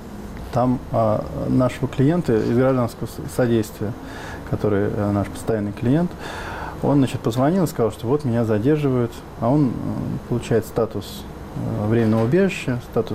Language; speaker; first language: Russian; native; Russian